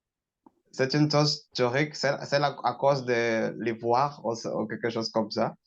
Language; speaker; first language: French; non-native, learner; Portuguese